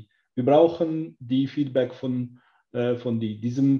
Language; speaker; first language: German; non-native, learner; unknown